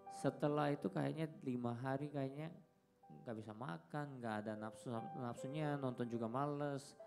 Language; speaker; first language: Indonesian; non-native, fluent; Korean